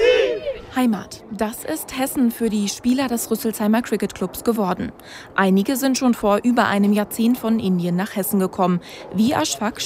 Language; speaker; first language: German; native; German